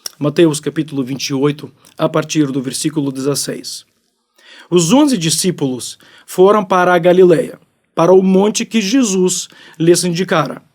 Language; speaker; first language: Portuguese; non-native, fluent; Ukrainian